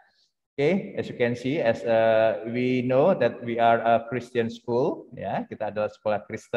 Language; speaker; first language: English; non-native, fluent; Indonesian